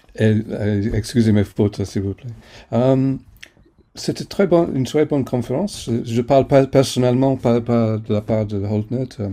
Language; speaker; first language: French; non-native, fluent; English